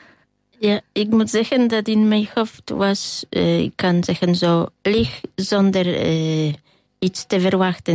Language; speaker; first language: Dutch; non-native, learner; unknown